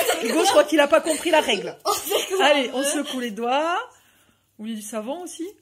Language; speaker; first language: French; native; French